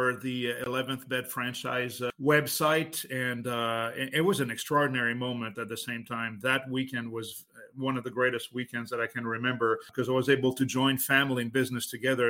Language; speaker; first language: English; non-native, fluent; French